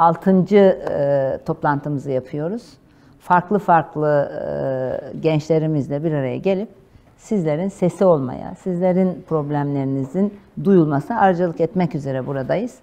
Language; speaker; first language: Turkish; native; Turkish